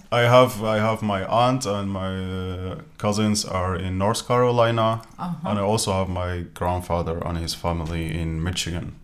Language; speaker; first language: English; non-native, fluent; Arabic